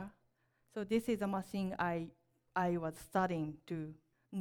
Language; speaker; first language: English; non-native, learner; Japanese